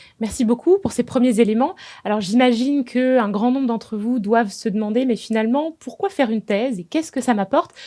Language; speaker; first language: French; native; French